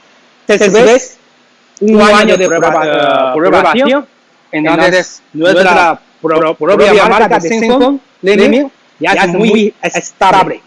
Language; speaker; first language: Spanish; non-native, learner; Chinese